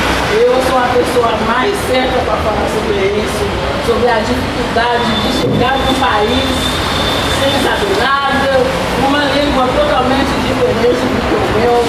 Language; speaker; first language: Portuguese; non-native, learner; Haitian Creole